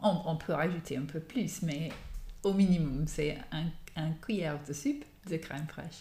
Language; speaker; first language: French; non-native, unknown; English